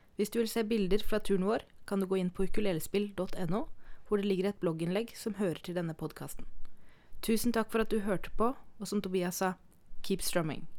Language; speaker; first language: Norwegian; native; Norwegian